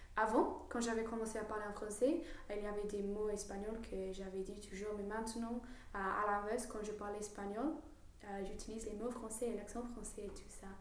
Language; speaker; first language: French; non-native, learner; English